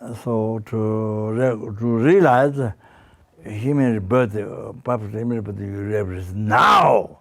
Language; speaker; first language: English; non-native, fluent; Sherpa